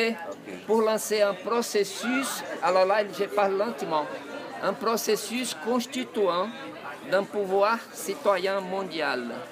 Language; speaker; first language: French; non-native, fluent; Portuguese